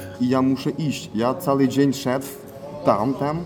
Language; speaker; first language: Polish; non-native, learner; Ukrainian